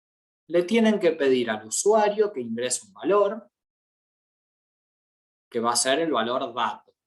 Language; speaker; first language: Spanish; native; Spanish